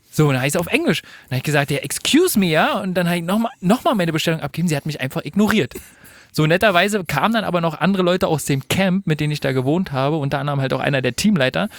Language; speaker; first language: German; native; German